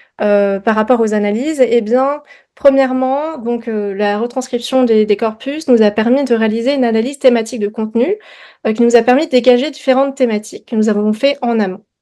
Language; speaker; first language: French; native; French